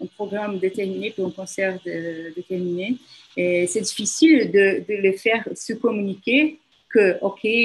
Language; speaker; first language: French; non-native, fluent; Portuguese